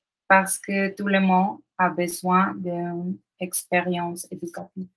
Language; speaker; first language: French; non-native, learner; Spanish